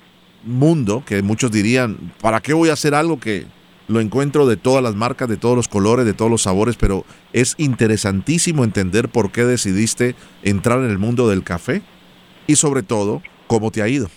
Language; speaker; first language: Spanish; native; Spanish